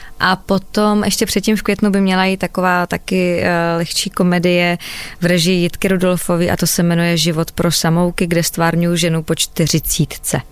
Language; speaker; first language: Czech; native; Czech